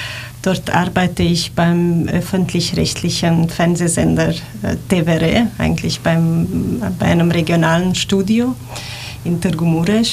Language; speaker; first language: German; non-native, fluent; Romanian